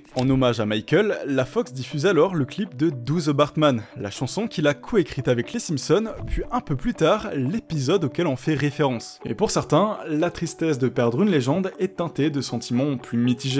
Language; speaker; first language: French; native; French